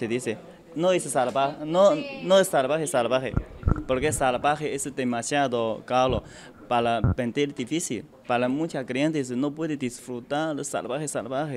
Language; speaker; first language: Spanish; non-native, learner; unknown